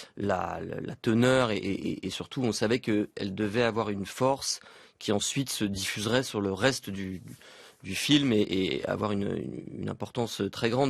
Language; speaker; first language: French; native; French